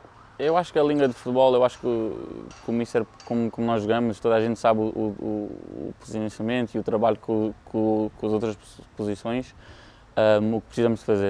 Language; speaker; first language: Portuguese; early bilingual, heritage; English